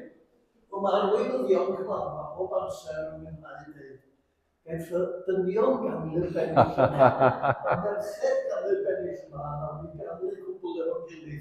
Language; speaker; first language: Welsh; native; Welsh